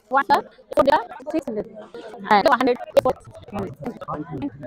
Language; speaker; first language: Hindi; non-native, local second language; Bangla